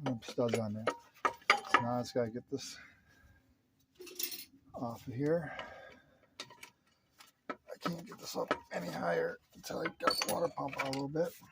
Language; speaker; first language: English; native; English